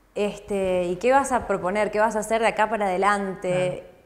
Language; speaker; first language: Spanish; native; Spanish